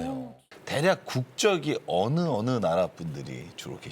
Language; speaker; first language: Korean; native; Korean